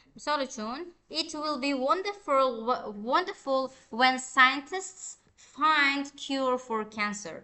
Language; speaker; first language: English; non-native, fluent; Uzbek